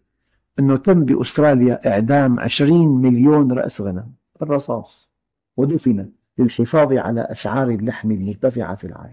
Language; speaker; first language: Arabic; native; Arabic